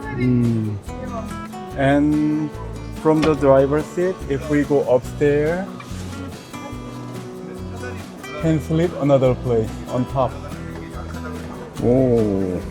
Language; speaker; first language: English; non-native, learner; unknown